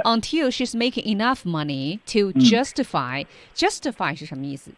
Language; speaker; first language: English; non-native, fluent; Chinese